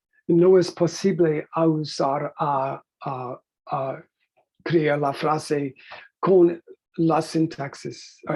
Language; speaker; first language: Spanish; non-native, learner; English